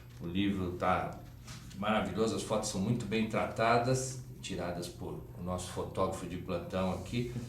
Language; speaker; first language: Portuguese; native; Portuguese